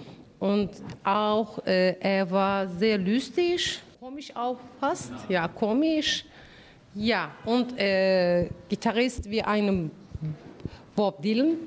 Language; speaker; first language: German; non-native, learner; Turkish